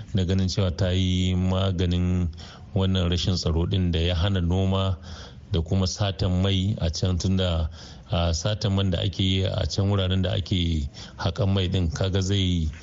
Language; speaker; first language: Hausa; native; Hausa